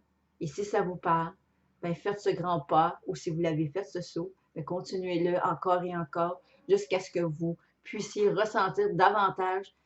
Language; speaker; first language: French; native; French